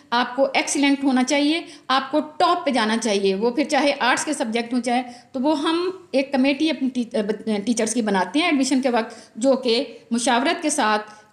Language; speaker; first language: Urdu; non-native, local second language; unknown